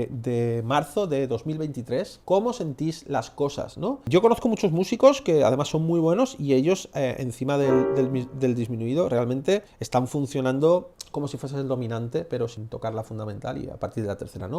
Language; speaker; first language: Spanish; native; Spanish